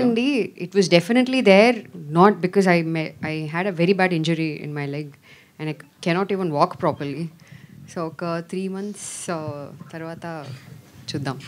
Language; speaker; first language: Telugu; non-native, fluent; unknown